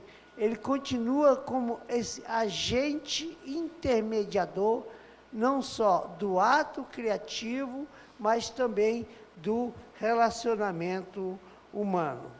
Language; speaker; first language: Portuguese; native; Portuguese